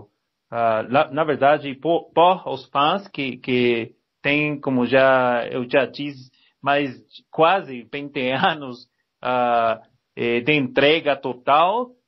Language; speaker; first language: Portuguese; non-native, learner; Spanish